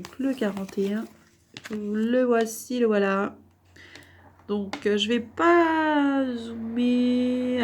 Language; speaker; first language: French; native; French